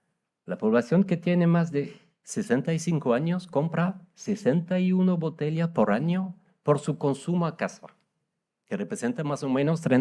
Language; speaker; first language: Spanish; non-native, fluent; French